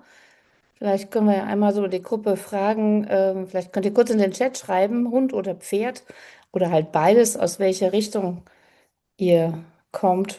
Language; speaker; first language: German; native; German